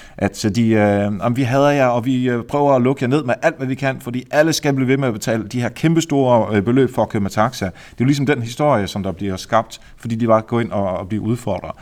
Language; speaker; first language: Danish; native; Danish